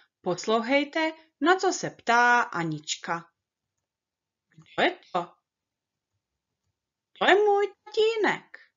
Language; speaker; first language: Czech; early bilingual, heritage; Czech